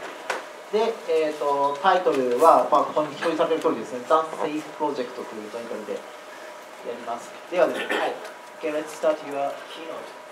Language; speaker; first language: Japanese; native; Japanese